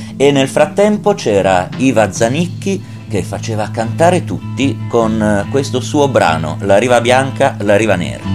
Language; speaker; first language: Italian; native; Italian